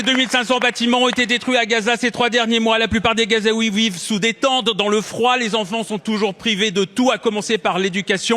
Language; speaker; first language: French; native; French